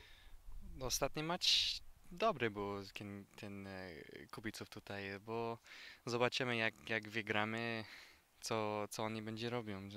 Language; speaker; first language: Polish; non-native, learner; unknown